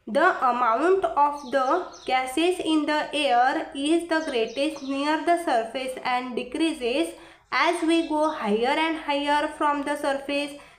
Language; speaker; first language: English; non-native, local second language; Marathi